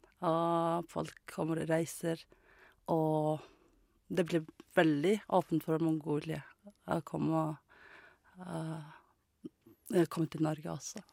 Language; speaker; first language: Norwegian; non-native, learner; Mongolian